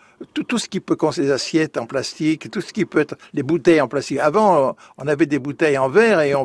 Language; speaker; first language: French; native; French